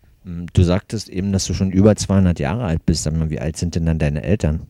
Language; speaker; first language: German; native; German